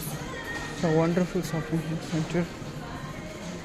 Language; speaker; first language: English; non-native, learner; Nepali